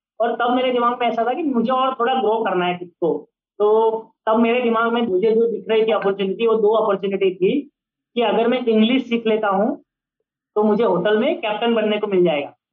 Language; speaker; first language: Hindi; early bilingual, other home language; Nepali